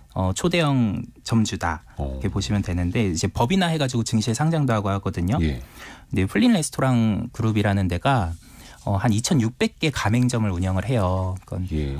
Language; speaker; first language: Korean; native; Korean